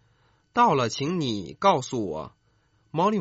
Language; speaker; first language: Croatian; non-native, fluent; Chinese